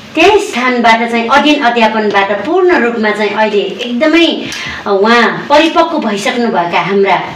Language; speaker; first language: Nepali; non-native, local second language; Newari